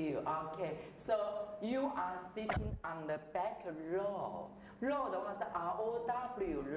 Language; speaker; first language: English; non-native, fluent; Chinese